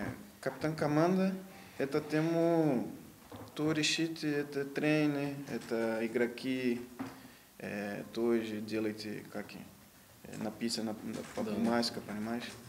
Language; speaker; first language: Russian; non-native, learner; Portuguese